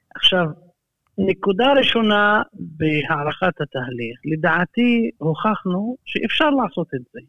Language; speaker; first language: Hebrew; non-native, local second language; Arabic